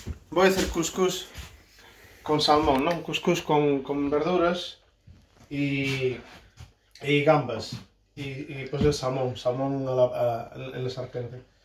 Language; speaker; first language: Spanish; native; Spanish